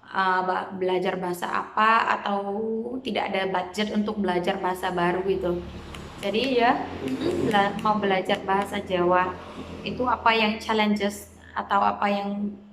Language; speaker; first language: Indonesian; non-native, fluent; Khmer